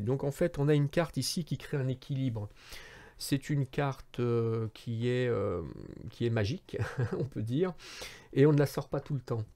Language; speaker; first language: French; native; French